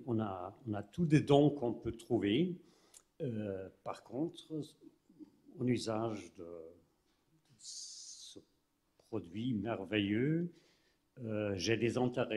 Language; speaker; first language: French; non-native, fluent; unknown